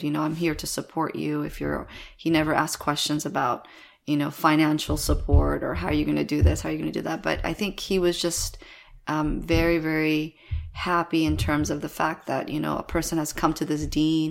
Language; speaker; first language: English; native; English